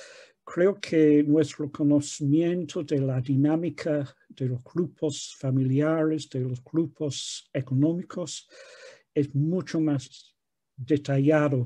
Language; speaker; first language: Spanish; non-native, fluent; English